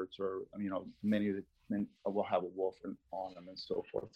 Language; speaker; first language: English; non-native, fluent; Spanish